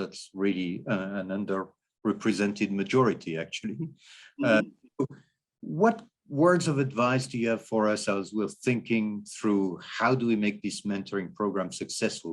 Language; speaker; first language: English; non-native, fluent; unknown